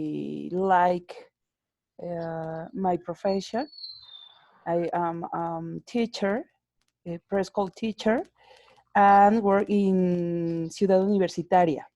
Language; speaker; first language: English; non-native, learner; Spanish